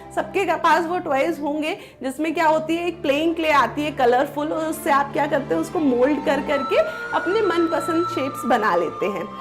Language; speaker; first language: Hindi; non-native, local second language; Gujarati